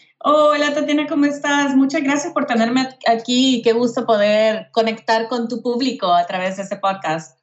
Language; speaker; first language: Spanish; native; Spanish